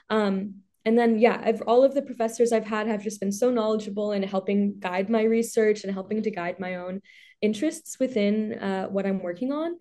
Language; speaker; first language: English; native; English